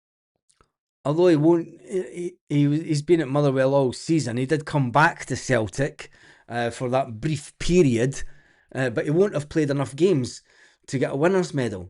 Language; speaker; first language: English; native; English